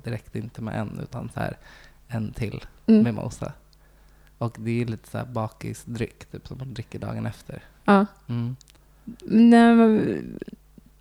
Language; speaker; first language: Swedish; native; Swedish